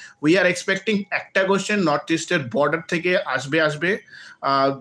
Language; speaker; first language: English; non-native, local second language; Bangla